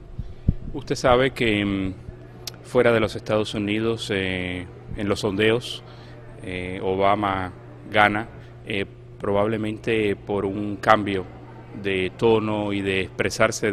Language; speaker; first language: Spanish; native; Spanish